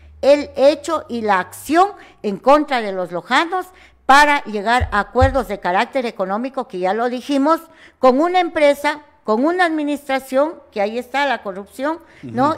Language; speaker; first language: Spanish; native; Spanish